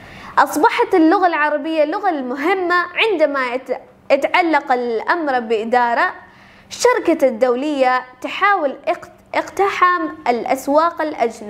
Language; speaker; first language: Arabic; early bilingual, other home language; Malayalam